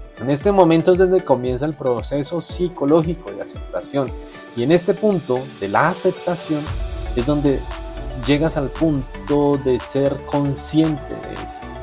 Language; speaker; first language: Spanish; native; Spanish